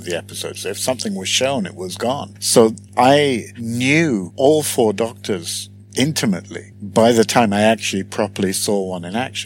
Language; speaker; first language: English; native; English